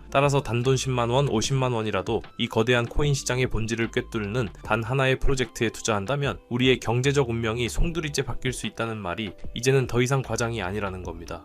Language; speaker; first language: Korean; native; Korean